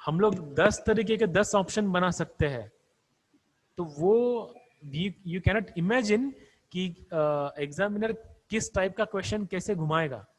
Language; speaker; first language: Hindi; non-native, local second language; Marathi